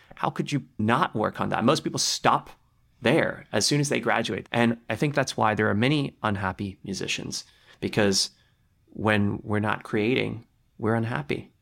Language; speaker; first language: English; native; English